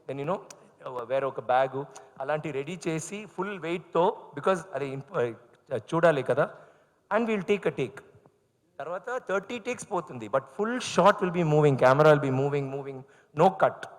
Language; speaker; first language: Telugu; non-native, learner; Tamil